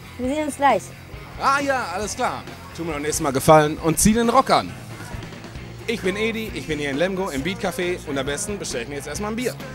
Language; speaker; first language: German; native; German